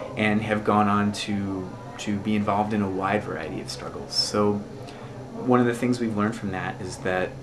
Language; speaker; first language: English; native; English